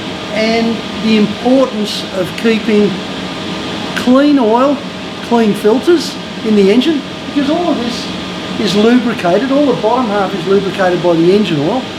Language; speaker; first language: English; native; English